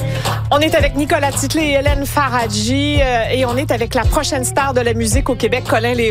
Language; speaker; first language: French; native; French